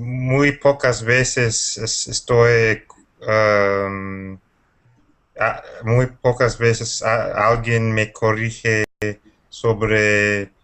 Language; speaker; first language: Spanish; non-native, fluent; English